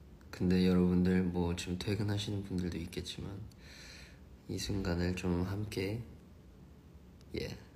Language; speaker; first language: Korean; early bilingual, other home language; English